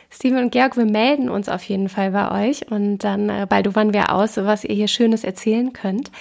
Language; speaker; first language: German; native; German